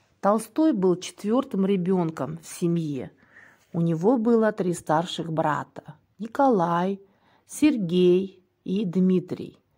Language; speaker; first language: Russian; non-native, local second language; Kyrgyz